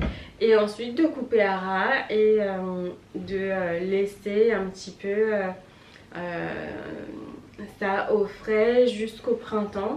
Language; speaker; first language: French; native; French